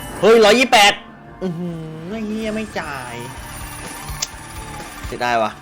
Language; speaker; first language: Thai; native; Thai